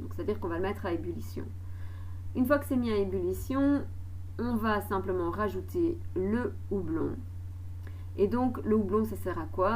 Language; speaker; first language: French; native; French